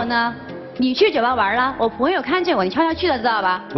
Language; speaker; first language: Chinese; native; Chinese